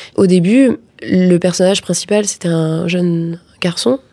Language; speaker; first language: French; native; French